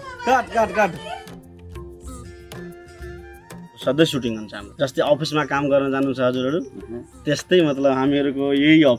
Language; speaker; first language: Nepali; non-native, local second language; Maithili